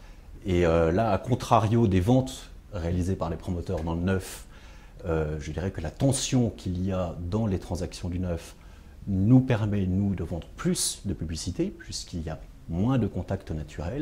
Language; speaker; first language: French; native; French